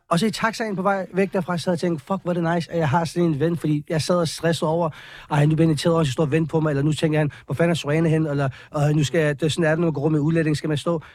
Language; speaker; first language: Danish; early bilingual, other home language; Persian